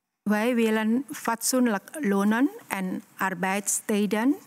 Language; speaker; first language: Dutch; non-native, learner; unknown